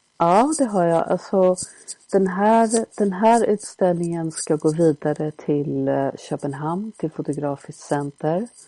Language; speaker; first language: Swedish; native; Swedish